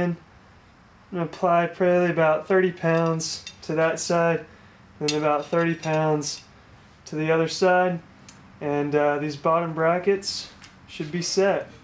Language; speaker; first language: English; native; English